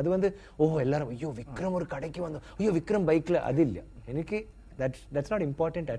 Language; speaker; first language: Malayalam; non-native, learner; Tamil